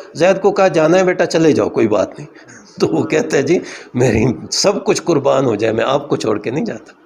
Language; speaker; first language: Urdu; non-native, local second language; Punjabi